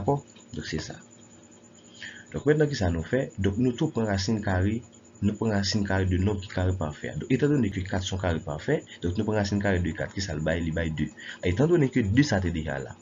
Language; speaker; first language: French; non-native, local second language; Haitian Creole